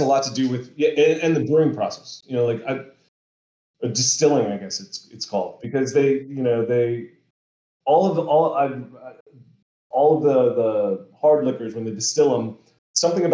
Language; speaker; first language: English; native; English